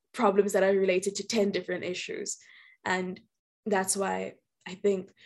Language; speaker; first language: English; native; English